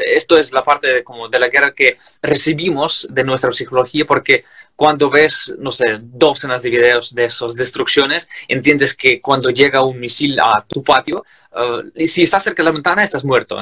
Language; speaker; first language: Spanish; non-native, fluent; Russian